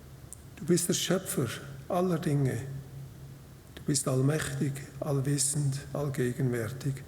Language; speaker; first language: German; native; German